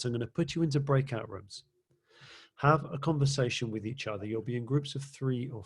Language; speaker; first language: English; native; English